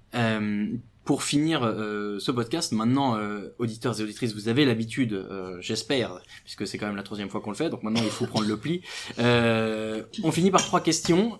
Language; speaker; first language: French; native; French